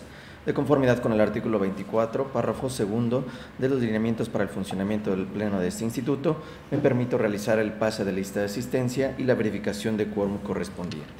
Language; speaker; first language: Spanish; native; Spanish